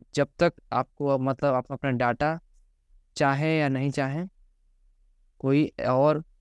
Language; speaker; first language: Hindi; native; Hindi